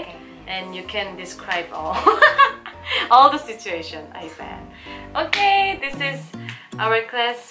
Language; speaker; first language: English; non-native, learner; Korean